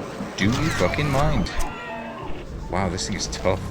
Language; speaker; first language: English; native; English